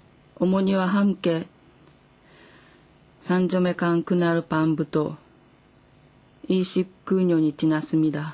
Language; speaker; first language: Korean; non-native, learner; Japanese